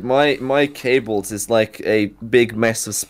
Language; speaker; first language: English; non-native, fluent; Norwegian